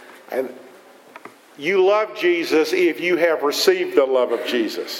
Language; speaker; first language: English; native; English